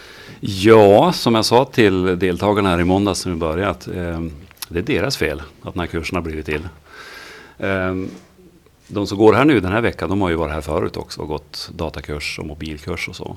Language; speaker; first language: Swedish; native; Swedish